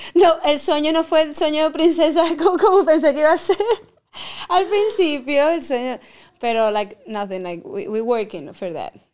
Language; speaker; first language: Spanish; native; Spanish